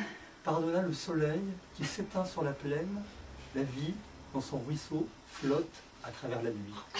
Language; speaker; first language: French; native; French